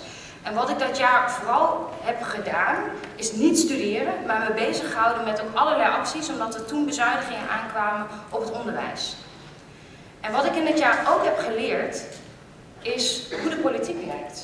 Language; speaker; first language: Dutch; native; Dutch